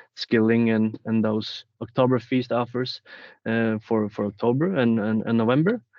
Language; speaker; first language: English; non-native, fluent; Norwegian